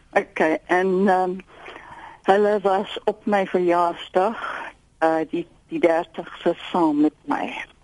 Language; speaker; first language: Afrikaans; non-native, local second language; English